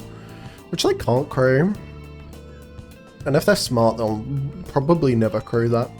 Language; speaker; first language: English; native; English